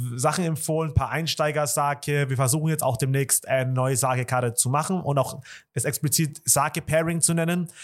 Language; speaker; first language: German; early bilingual, other home language; Vietnamese